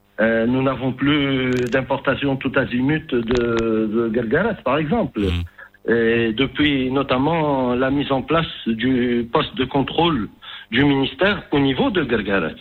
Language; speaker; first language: French; non-native, local second language; Arabic